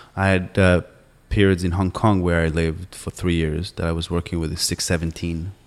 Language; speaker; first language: English; non-native, fluent; Hebrew